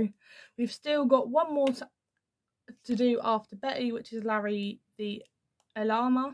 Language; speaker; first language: English; native; English